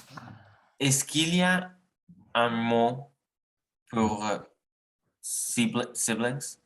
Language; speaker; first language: French; non-native, learner; Spanish